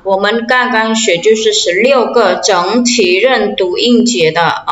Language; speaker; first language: Chinese; non-native, fluent; Khmer